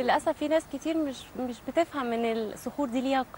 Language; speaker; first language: Arabic; native; Arabic